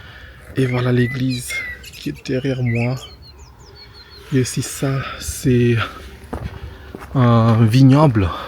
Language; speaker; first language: French; non-native, fluent; Indonesian